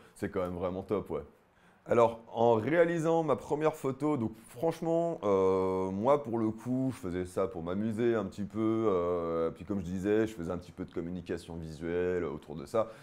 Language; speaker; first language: French; native; French